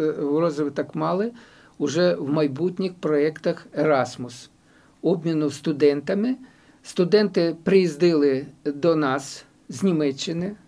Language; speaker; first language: Ukrainian; non-native, local second language; Russian